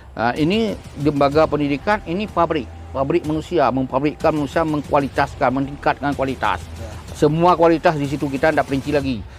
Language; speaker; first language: Malay; non-native, local second language; Achinese